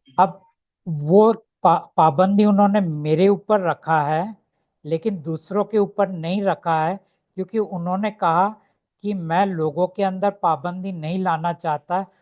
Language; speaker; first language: Hindi; non-native, local second language; Bangla